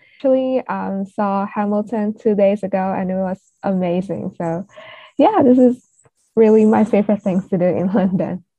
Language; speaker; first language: English; non-native, local second language; Cantonese